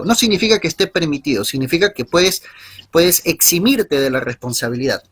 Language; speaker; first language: Spanish; native; Spanish